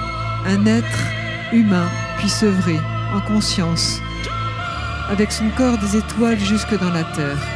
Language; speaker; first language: French; native; French